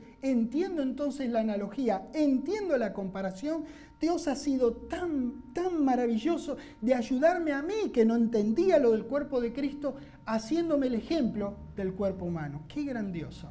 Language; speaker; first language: Spanish; native; Spanish